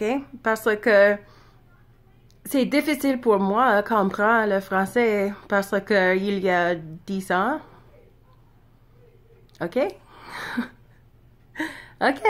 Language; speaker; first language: French; non-native, learner; English